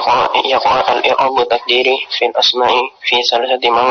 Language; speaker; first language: Arabic; non-native, learner; Indonesian